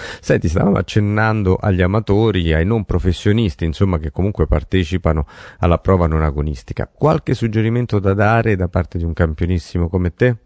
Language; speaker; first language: Italian; native; Italian